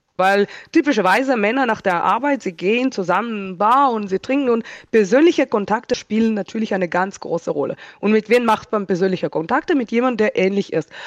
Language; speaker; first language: German; non-native, fluent; Hebrew